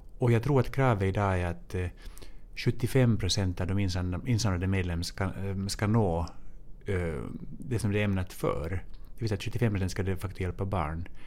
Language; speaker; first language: Swedish; native; Swedish